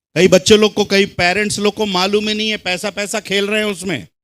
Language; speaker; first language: Hindi; non-native, local second language; Telugu